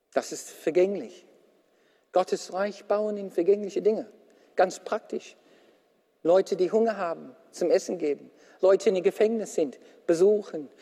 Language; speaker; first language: German; non-native, fluent; English